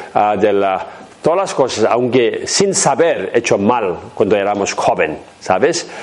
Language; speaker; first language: Spanish; non-native, learner; Chinese